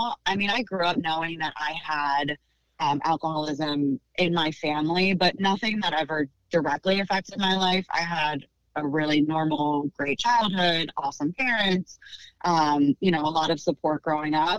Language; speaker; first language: English; native; English